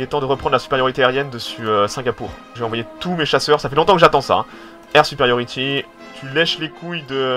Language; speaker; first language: French; native; French